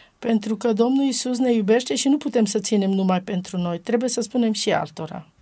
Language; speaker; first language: Romanian; non-native, local second language; Romany